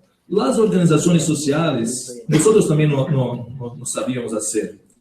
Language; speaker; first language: Spanish; non-native, learner; Portuguese